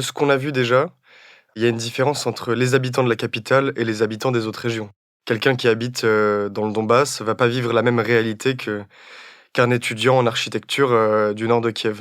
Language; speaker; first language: French; native; French